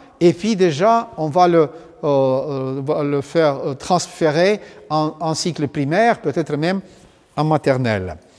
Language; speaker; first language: French; non-native, fluent; Romanian